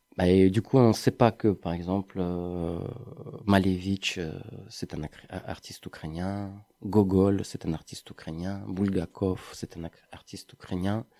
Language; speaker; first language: French; non-native, fluent; Ukrainian